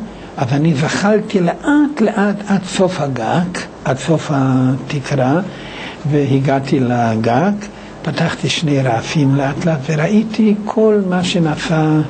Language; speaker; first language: Hebrew; non-native, fluent; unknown